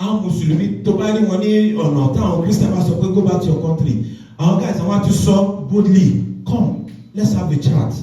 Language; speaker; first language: English; non-native, local second language; Yoruba